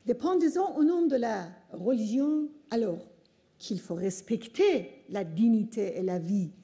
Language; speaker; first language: French; non-native, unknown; Persian